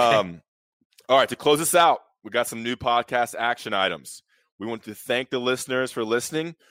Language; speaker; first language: English; native; English